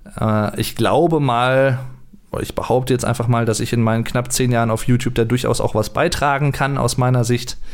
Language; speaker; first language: German; native; German